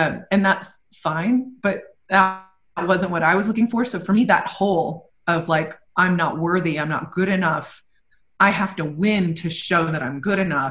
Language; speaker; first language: English; native; English